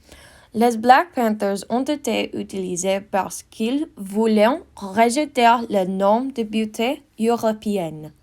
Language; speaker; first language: French; non-native, learner; English